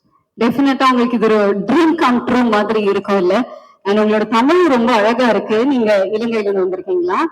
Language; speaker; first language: Tamil; native; Tamil